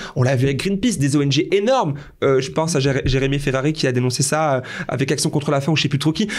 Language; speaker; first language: French; native; French